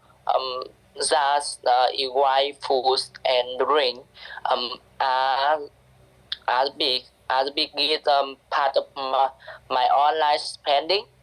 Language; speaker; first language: English; non-native, learner; Vietnamese